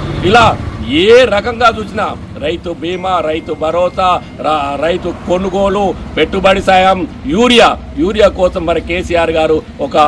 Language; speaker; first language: Telugu; native; Telugu